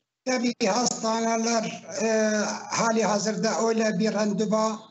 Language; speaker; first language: Turkish; non-native, fluent; Arabic